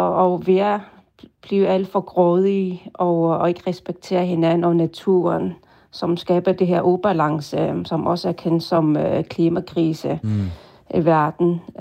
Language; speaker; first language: Danish; non-native, local second language; Kalaallisut